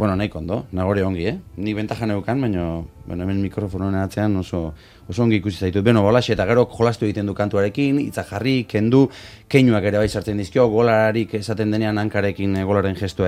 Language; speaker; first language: Basque; native; Basque